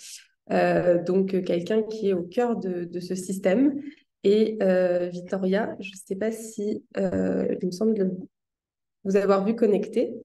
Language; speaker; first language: French; native; French